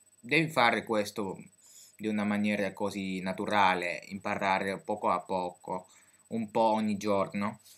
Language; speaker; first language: Italian; non-native, fluent; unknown